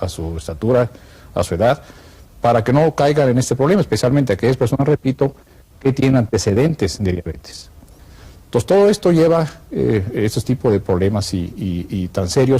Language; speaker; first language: Spanish; native; Spanish